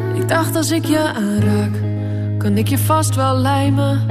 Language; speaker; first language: Dutch; native; Dutch